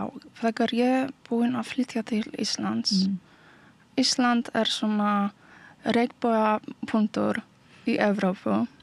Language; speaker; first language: Icelandic; non-native, learner; Polish